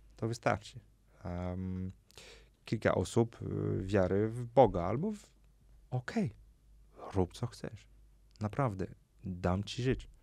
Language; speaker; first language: Polish; non-native, fluent; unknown